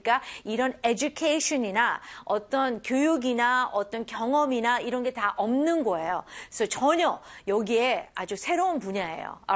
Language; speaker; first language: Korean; early bilingual, heritage; Korean